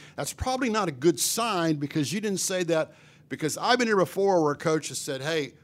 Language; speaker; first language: English; native; English